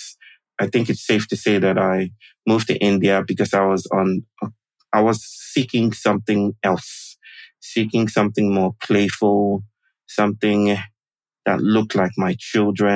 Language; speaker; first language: English; non-native, local second language; Yoruba